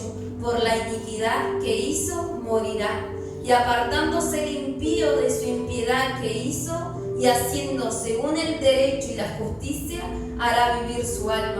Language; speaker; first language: Spanish; native; Spanish